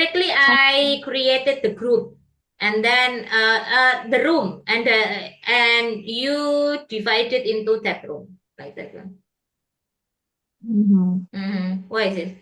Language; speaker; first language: English; non-native, learner; Indonesian